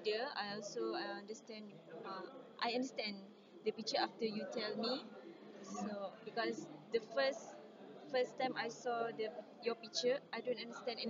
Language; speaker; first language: English; non-native, learner; Malay